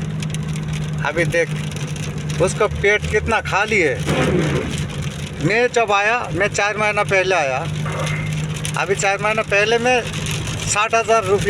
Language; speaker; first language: Hindi; non-native, learner; Bangla